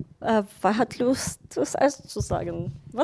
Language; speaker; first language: German; non-native, fluent; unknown